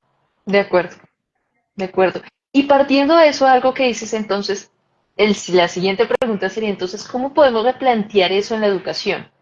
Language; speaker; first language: Spanish; native; Spanish